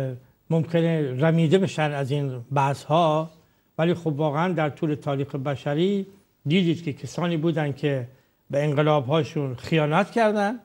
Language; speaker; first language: Persian; native; Persian